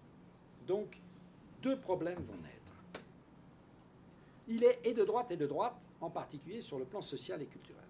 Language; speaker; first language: French; native; French